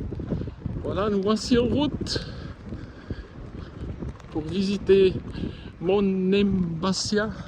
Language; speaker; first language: French; native; French